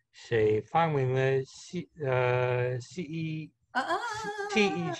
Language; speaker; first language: Chinese; non-native, learner; English